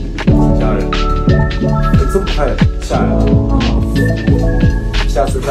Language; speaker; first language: Chinese; native; Chinese